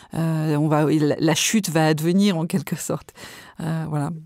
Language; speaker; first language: French; native; French